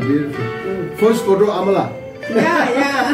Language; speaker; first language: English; non-native, learner; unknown